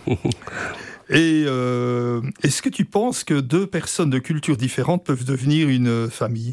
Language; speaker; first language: French; native; French